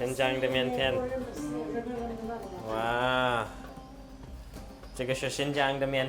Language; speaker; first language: Chinese; non-native, learner; English